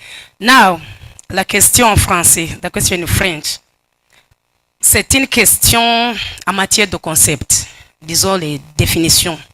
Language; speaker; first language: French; non-native, fluent; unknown